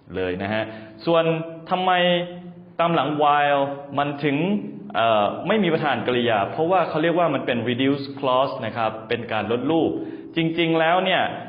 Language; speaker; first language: Thai; native; Thai